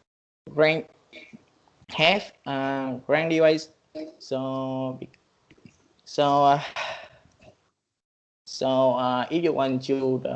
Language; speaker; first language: English; non-native, learner; Vietnamese